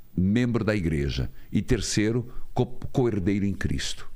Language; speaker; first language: Portuguese; native; Portuguese